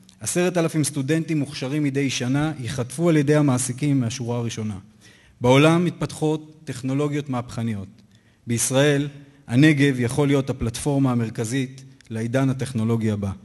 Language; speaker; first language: Hebrew; native; Hebrew